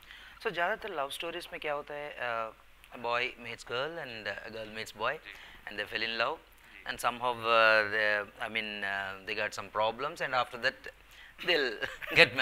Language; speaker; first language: Hindi; non-native, local second language; Telugu